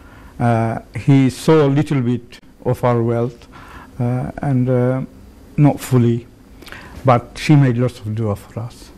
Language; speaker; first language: English; native; English